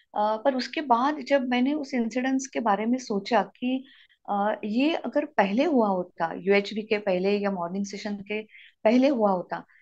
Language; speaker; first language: Hindi; non-native, local second language; Marathi